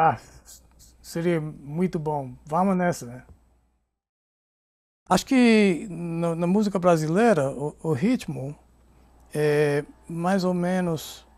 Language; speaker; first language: Portuguese; non-native, fluent; English